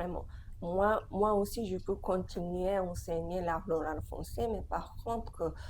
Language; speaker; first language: French; non-native, fluent; Japanese